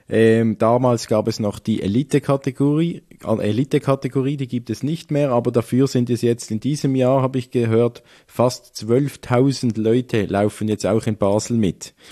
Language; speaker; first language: German; native; German